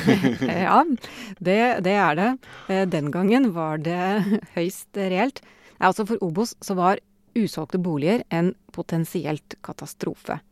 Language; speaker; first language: Norwegian; native; Norwegian